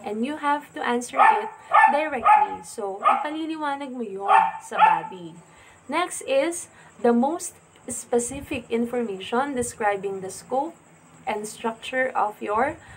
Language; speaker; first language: English; non-native, local second language; Filipino